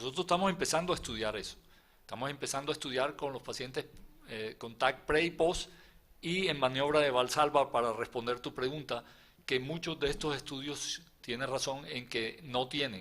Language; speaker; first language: Spanish; native; Spanish